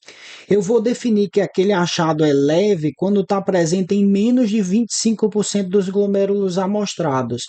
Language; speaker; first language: Portuguese; native; Portuguese